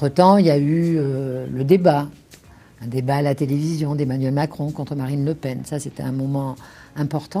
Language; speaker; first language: French; native; French